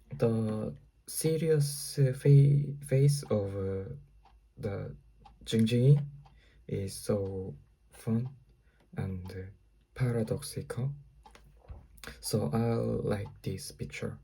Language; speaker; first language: English; non-native, learner; Korean